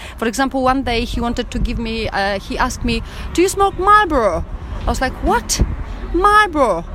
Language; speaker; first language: English; non-native, fluent; Polish